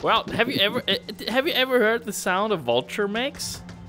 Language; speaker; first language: English; non-native, fluent; German